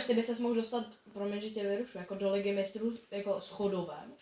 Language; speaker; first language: Czech; native; Czech